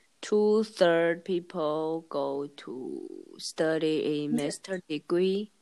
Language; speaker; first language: English; non-native, learner; Chinese